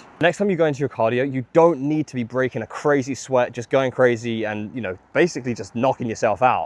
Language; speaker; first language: English; native; English